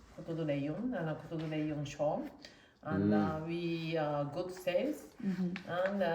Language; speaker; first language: English; non-native, learner; Japanese